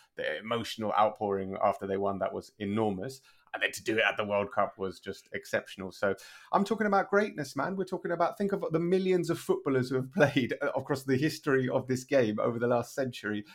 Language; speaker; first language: English; native; English